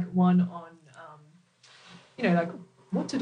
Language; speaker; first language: English; native; English